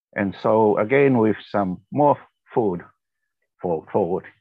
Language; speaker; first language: English; non-native, fluent; Tongan